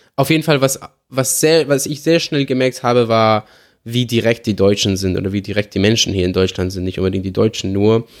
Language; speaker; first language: German; non-native, fluent; Arabic